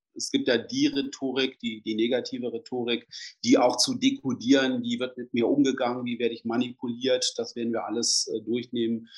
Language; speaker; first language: German; native; German